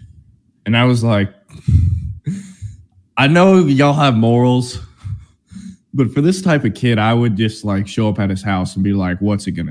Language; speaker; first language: English; native; English